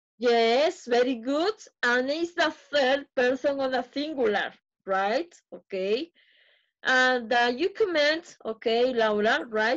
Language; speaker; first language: English; non-native, fluent; Spanish